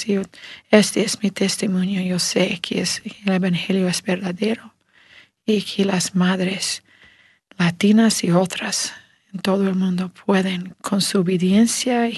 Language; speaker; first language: Spanish; non-native, learner; English